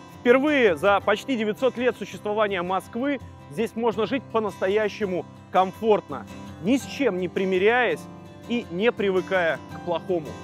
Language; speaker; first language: Russian; native; Russian